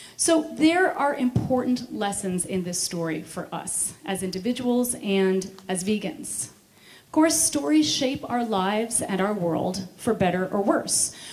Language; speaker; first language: English; native; English